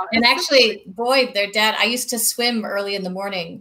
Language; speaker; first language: English; native; English